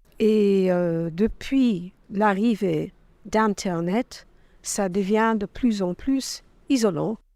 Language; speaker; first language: French; non-native, fluent; English